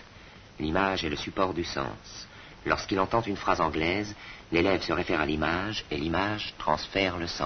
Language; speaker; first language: French; native; French